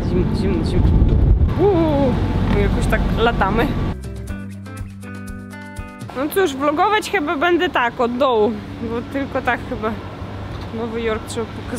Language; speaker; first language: Polish; non-native, fluent; Russian